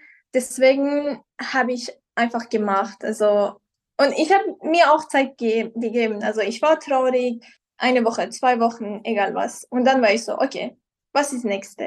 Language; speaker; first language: German; non-native, fluent; Persian